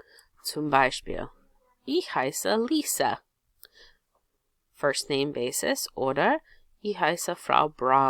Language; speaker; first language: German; non-native, fluent; English